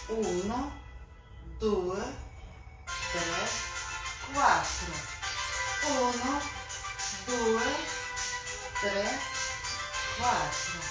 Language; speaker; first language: Italian; non-native, learner; Russian